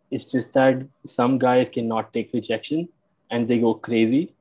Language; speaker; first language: English; non-native, local second language; Hindi